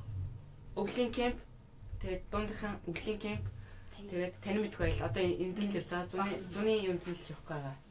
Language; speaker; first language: Mongolian; early bilingual, heritage; Mongolian